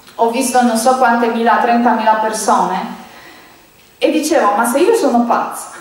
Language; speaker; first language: Italian; non-native, fluent; Polish